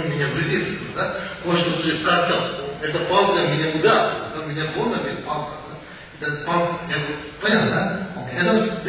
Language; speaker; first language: Russian; non-native, learner; Tibetan